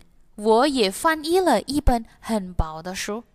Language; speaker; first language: Chinese; non-native, fluent; Indonesian